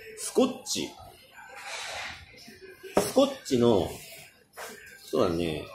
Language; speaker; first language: Japanese; native; Japanese